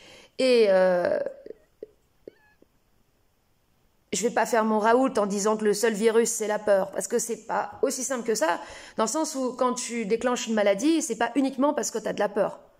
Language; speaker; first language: French; native; French